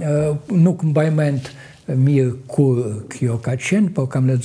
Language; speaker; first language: Albanian; non-native, fluent; Russian